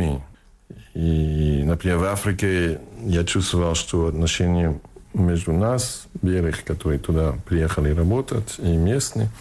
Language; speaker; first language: Russian; non-native, fluent; English